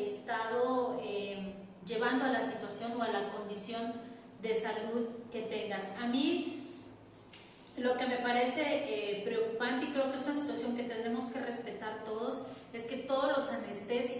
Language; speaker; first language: Spanish; native; Spanish